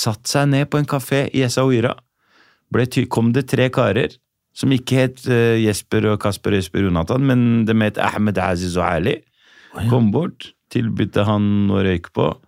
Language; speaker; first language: Norwegian; native; Norwegian